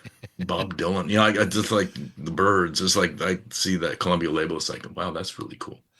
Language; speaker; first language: English; native; English